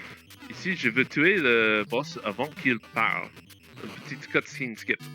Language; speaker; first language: French; non-native, learner; English